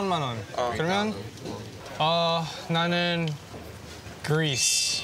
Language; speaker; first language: Korean; early bilingual, heritage; English